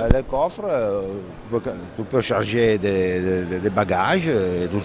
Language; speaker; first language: French; non-native, fluent; Italian